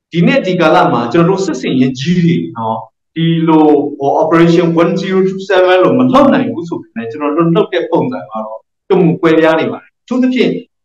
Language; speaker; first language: Burmese; non-native, local second language; Karen languages